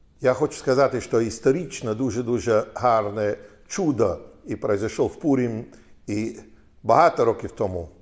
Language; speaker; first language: Ukrainian; non-native, fluent; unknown